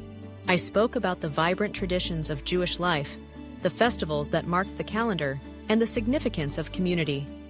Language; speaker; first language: English; early bilingual, other home language; Russian